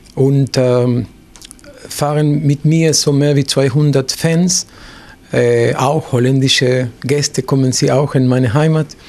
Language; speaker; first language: German; non-native, fluent; Spanish